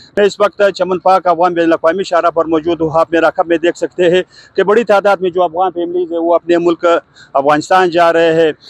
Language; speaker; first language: Urdu; non-native, local second language; Pashto